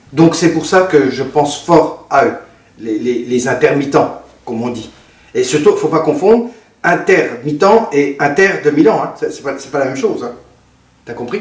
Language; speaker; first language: French; native; French